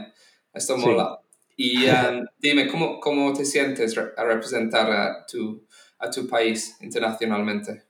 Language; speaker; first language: Spanish; non-native, fluent; English